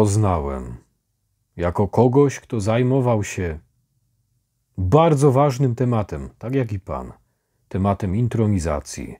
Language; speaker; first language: Polish; native; Polish